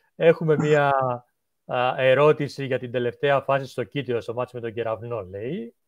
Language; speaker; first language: Greek; native; Greek